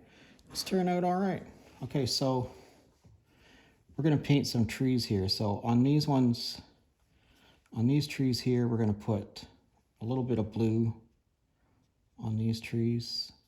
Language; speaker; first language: English; native; English